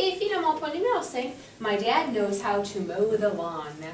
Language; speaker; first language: French; non-native, fluent; English